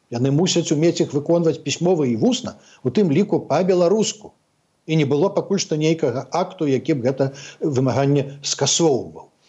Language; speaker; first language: Belarusian; native; Belarusian